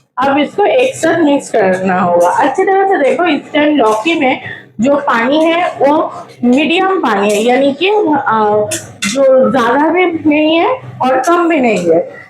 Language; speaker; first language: Hindi; non-native, local second language; Bangla